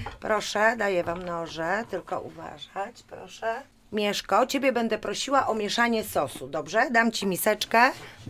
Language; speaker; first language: Polish; native; Polish